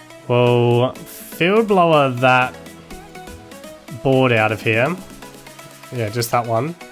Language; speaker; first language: English; native; English